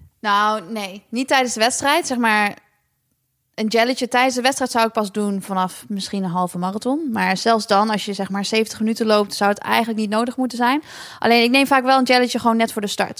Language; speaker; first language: Dutch; native; Dutch